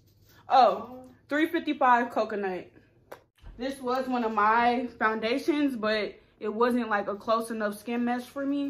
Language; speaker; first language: English; native; English